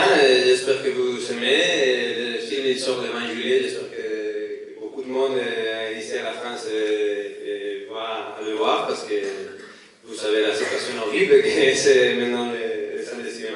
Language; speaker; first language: French; non-native, learner; Spanish